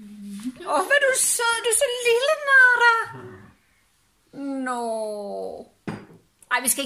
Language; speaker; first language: Danish; native; Danish